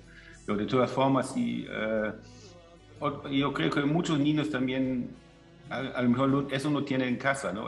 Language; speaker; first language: Spanish; non-native, fluent; German